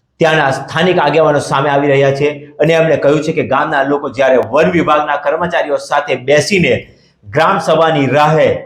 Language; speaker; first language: Gujarati; native; Gujarati